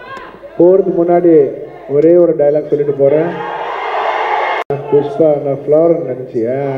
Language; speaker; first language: Tamil; non-native, fluent; Telugu